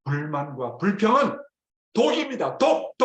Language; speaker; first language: Korean; native; Korean